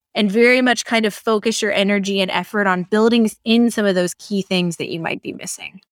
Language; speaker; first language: English; native; English